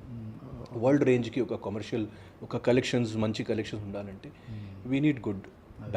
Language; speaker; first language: Telugu; non-native, fluent; Hindi